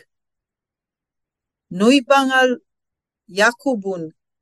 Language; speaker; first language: English; non-native, local second language; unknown